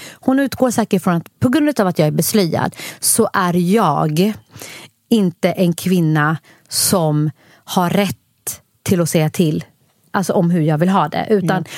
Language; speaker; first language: Swedish; early bilingual, other home language; Somali